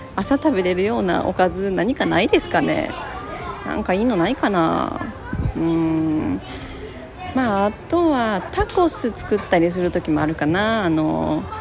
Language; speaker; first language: Japanese; native; Japanese